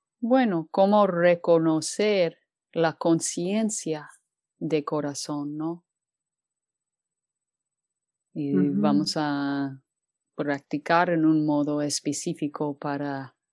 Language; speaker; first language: Spanish; non-native, fluent; English